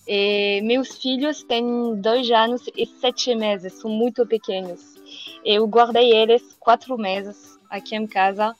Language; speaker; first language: Portuguese; non-native, learner; French